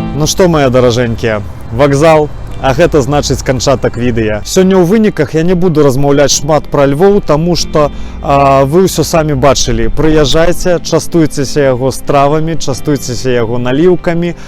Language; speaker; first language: Belarusian; non-native, local second language; Russian